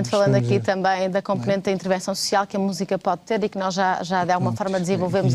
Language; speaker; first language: Portuguese; native; Portuguese